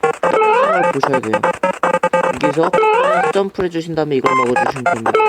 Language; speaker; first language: Korean; native; Korean